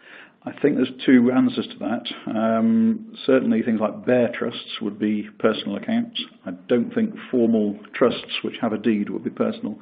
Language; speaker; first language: English; native; English